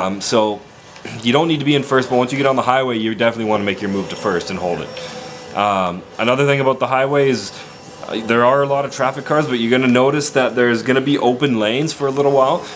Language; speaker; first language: English; native; English